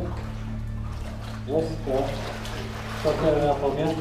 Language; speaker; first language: Polish; native; Polish